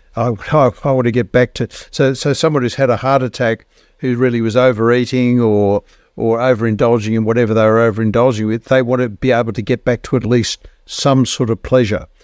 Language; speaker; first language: English; native; English